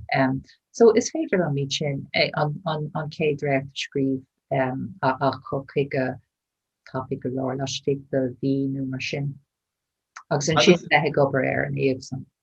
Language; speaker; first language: Irish; non-native, local second language; English